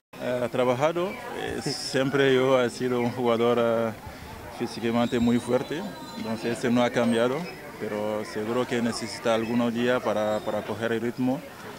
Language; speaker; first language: Spanish; non-native, fluent; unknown